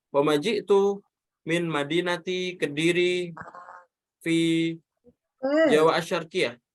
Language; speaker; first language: Arabic; non-native, fluent; Indonesian